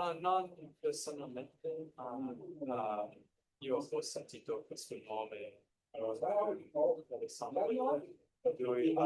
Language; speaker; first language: Italian; non-native, learner; English